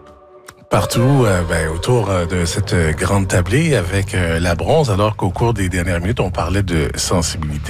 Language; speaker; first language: French; native; French